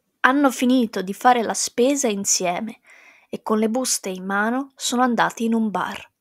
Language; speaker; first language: Italian; non-native, fluent; English